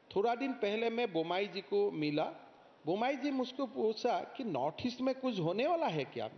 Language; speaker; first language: Hindi; non-native, local second language; Assamese